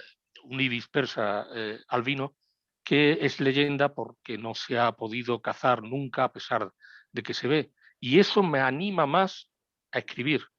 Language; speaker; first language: Spanish; native; Spanish